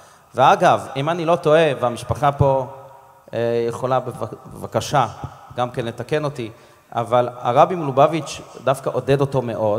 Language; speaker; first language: Hebrew; non-native, fluent; English